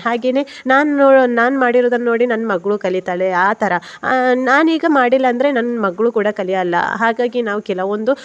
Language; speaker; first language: Kannada; non-native, local second language; Tulu